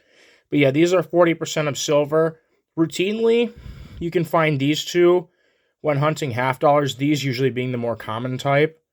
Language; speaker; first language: English; native; English